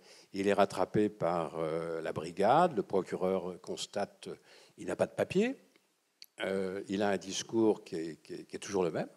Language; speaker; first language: French; native; French